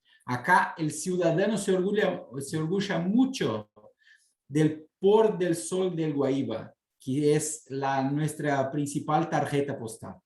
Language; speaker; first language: Spanish; non-native, fluent; Portuguese